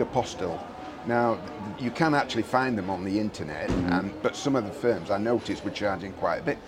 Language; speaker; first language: English; native; English